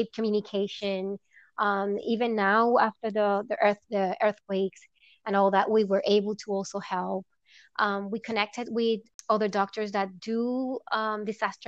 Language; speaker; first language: English; non-native, fluent; Spanish